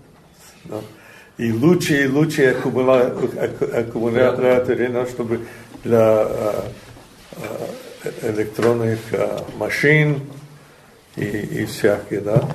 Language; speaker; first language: Russian; non-native, learner; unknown